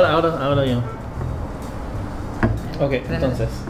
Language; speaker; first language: Spanish; non-native, fluent; Hebrew